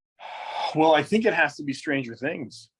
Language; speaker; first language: English; native; English